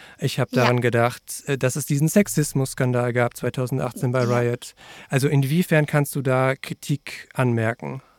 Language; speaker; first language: German; native; German